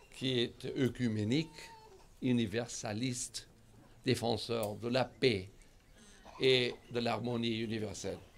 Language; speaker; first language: French; non-native, fluent; Portuguese